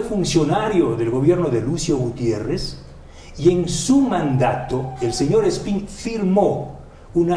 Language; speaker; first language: Spanish; native; Spanish